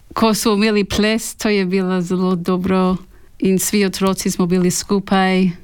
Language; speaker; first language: Slovenian; early bilingual, heritage; Slovenian